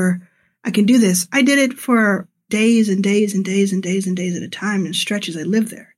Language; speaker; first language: English; native; English